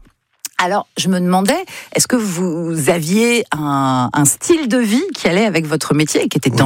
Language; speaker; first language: French; native; French